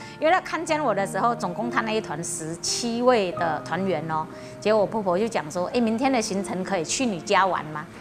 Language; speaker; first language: Chinese; early bilingual, heritage; Chinese